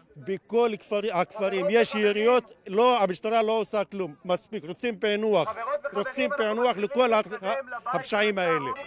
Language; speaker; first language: Hebrew; non-native, local second language; Arabic